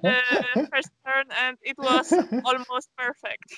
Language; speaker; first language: English; non-native, fluent; Polish